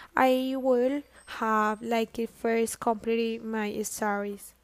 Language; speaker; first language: English; non-native, learner; Spanish